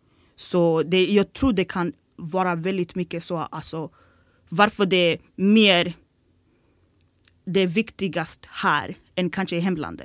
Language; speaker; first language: Swedish; early bilingual, other home language; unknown